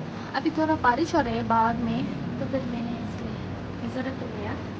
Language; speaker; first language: Hindi; non-native, local second language; Tibetan